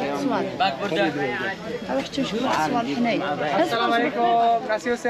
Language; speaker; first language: Turkish; non-native, learner; Arabic